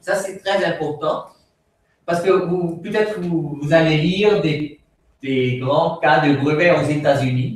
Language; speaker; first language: French; non-native, fluent; Swiss German